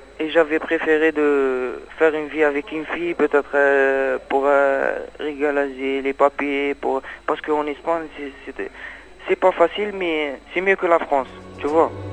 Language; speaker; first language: French; non-native, learner; Arabic